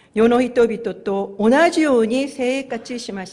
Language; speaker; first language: Japanese; non-native, fluent; Korean